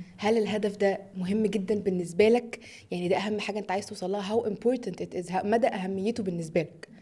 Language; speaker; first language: Egyptian Arabic; early bilingual, heritage; Arabic